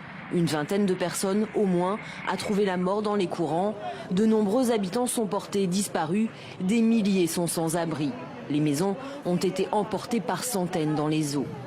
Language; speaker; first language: French; native; French